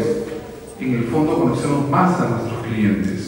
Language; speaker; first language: Spanish; native; Spanish